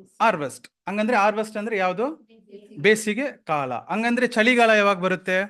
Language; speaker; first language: Kannada; non-native, local second language; Tamil